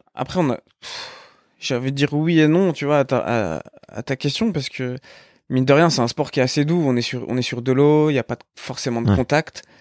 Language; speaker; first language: French; native; French